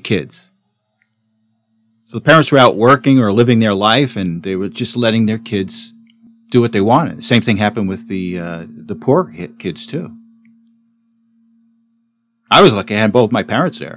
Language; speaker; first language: English; native; English